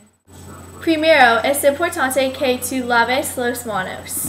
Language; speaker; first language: Spanish; non-native, learner; English